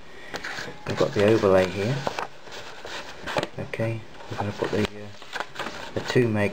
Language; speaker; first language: English; native; English